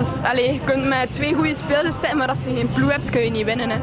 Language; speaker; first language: Dutch; native; Dutch